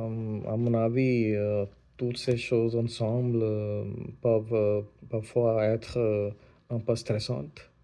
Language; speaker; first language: French; non-native, learner; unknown